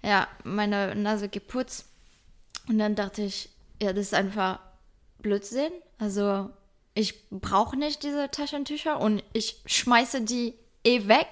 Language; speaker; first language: German; non-native, fluent; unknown